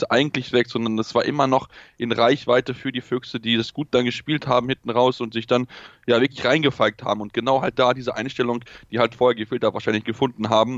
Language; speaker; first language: German; native; German